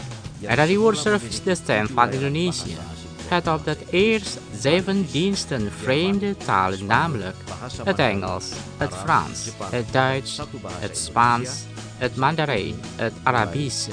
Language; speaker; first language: Dutch; non-native, learner; Indonesian